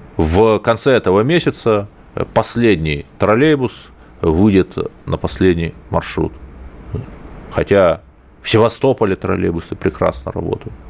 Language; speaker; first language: Russian; native; Russian